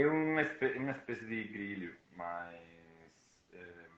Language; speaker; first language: Portuguese; non-native, fluent; Spanish